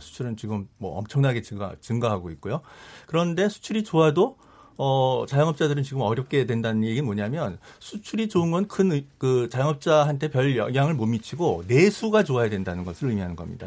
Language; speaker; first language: Korean; native; Korean